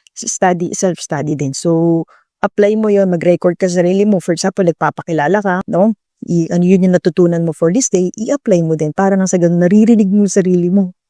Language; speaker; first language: Filipino; native; Filipino